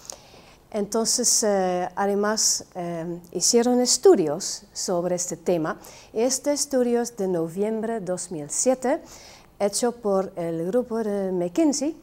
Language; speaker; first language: Spanish; non-native, fluent; Dutch